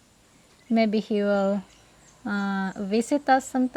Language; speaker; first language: English; non-native, local second language; Filipino